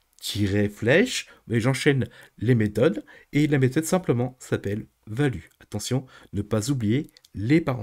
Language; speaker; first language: French; native; French